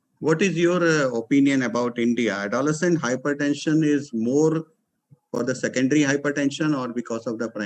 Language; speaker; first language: English; non-native, local second language; Hindi